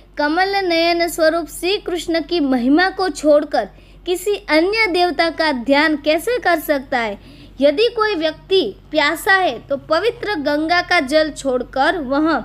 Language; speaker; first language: Hindi; non-native, local second language; Gujarati